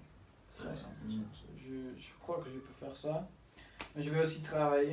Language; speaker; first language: French; non-native, learner; Spanish